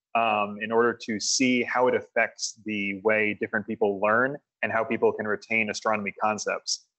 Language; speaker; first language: English; native; English